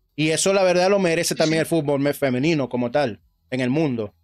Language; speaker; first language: Spanish; native; Spanish